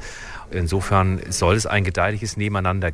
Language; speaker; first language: German; native; German